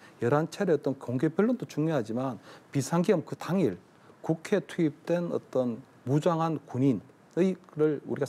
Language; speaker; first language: Korean; native; Korean